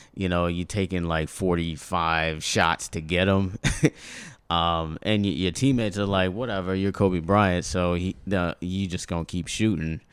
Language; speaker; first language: English; native; English